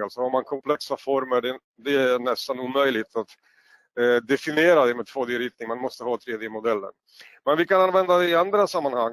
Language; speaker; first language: Swedish; non-native, fluent; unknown